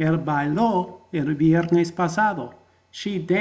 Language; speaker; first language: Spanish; non-native, fluent; English